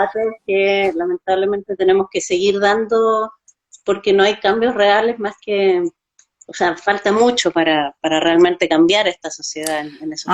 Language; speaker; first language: Spanish; native; Spanish